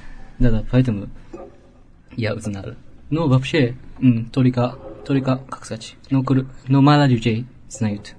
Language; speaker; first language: Russian; non-native, learner; Japanese